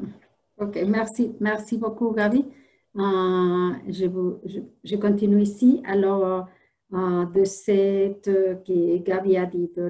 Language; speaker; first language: French; non-native, fluent; Spanish